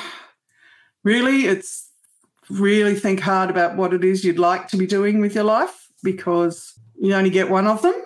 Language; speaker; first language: English; native; English